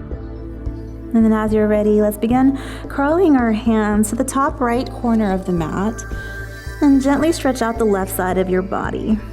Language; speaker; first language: English; native; English